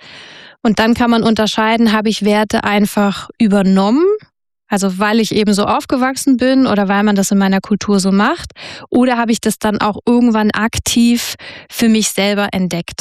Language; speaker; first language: German; native; German